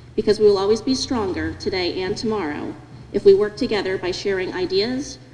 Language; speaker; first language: English; native; English